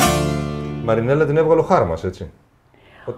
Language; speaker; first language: Greek; native; Greek